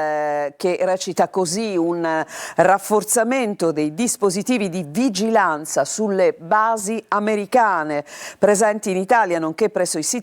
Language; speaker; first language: Italian; native; Italian